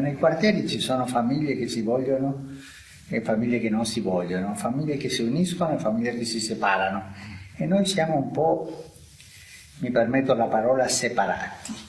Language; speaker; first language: Italian; non-native, fluent; Spanish